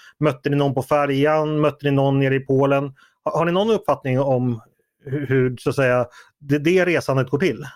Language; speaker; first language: Swedish; native; Swedish